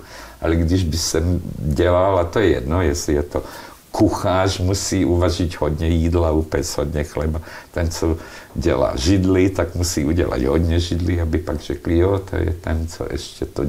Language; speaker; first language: Czech; non-native, local second language; Slovak